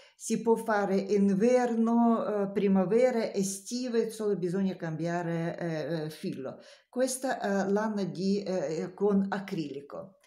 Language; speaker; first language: Italian; non-native, learner; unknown